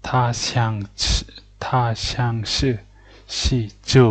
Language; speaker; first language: Chinese; non-native, learner; Mongolian